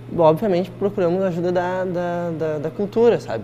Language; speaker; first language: Portuguese; native; Portuguese